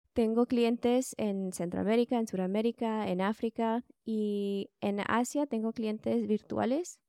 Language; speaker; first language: Spanish; early bilingual, heritage; Spanish